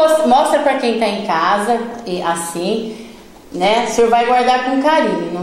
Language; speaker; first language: Portuguese; native; Portuguese